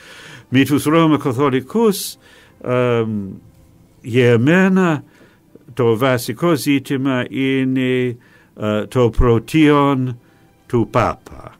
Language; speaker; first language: Greek; non-native, fluent; English